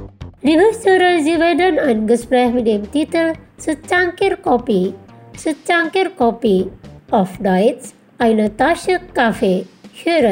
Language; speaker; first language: German; non-native, fluent; Indonesian